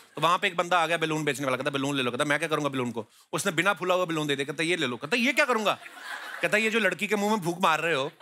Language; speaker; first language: Hindi; native; Hindi